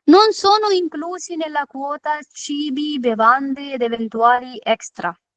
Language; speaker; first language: Italian; non-native, fluent; Urdu